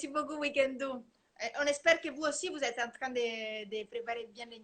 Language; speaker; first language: French; non-native, fluent; Italian